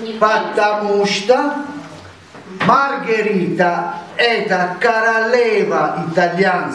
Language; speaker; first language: Russian; non-native, learner; Italian